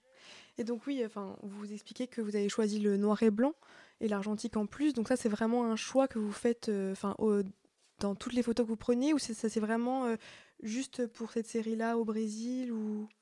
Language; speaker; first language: French; native; French